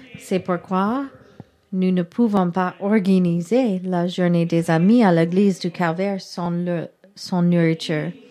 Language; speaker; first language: French; non-native, learner; English